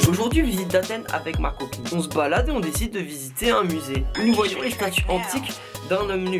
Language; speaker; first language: French; native; French